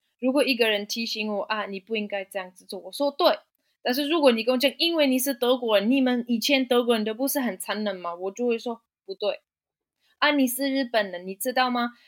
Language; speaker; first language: Chinese; non-native, fluent; German